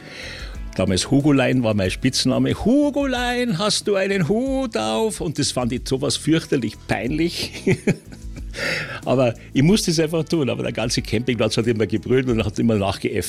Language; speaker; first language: German; native; German